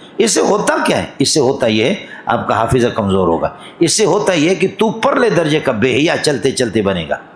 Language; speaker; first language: Urdu; non-native, local second language; Brahui